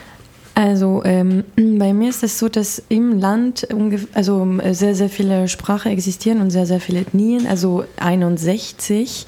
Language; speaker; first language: German; non-native, fluent; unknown